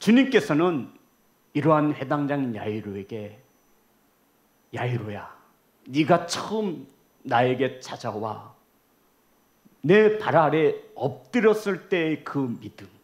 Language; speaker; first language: Korean; native; Korean